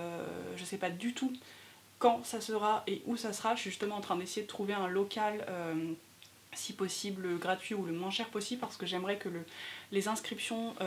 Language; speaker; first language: French; native; French